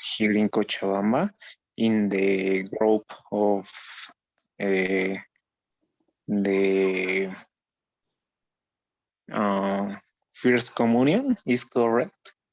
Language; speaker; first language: English; non-native, learner; Spanish